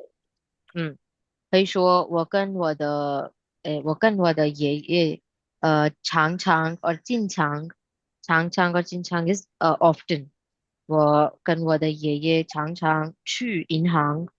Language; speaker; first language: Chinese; non-native, fluent; Hindi